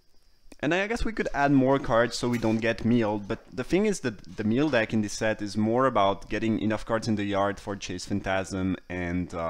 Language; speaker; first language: English; non-native, fluent; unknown